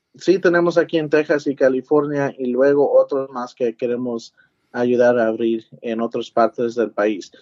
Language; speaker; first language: Spanish; early bilingual, heritage; Spanish